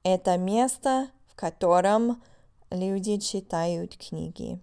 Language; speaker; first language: Russian; non-native, fluent; English